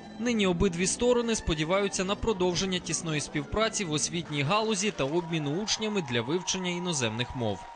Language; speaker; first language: Ukrainian; native; Ukrainian